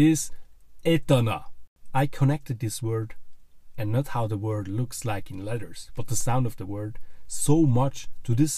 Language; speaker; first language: English; non-native, fluent; German